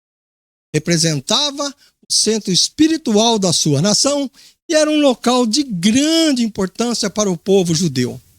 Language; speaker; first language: Portuguese; native; Portuguese